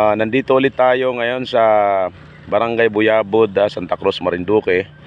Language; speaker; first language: Filipino; non-native, local second language; Cebuano